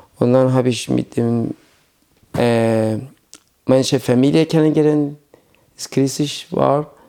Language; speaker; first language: German; non-native, learner; Persian